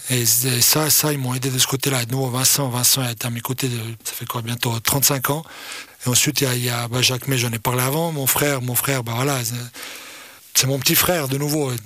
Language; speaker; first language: French; early bilingual, other home language; Croatian